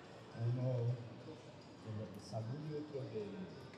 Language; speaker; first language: Spanish; non-native, fluent; Portuguese